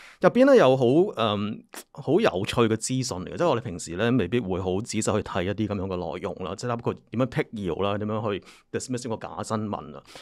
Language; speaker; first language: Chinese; non-native, local second language; Cantonese